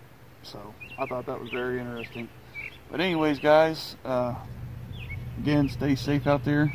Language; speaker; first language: English; native; English